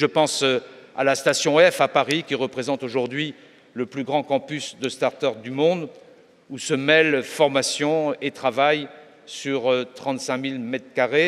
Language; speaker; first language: French; native; French